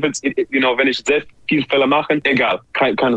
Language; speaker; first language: German; non-native, learner; English